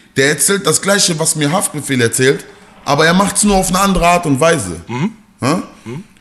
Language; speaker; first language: German; native; German